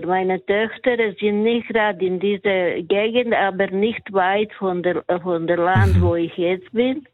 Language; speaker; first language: German; non-native, learner; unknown